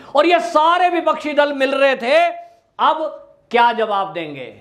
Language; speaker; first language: Hindi; native; Hindi